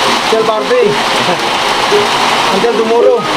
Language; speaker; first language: English; non-native, learner; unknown